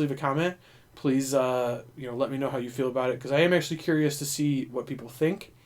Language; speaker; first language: English; native; English